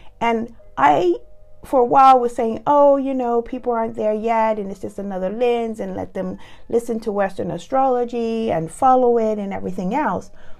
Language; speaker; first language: English; native; English